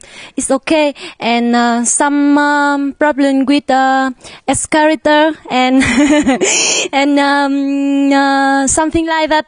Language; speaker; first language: English; non-native, learner; Vietnamese